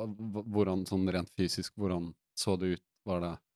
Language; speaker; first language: Norwegian; native; Norwegian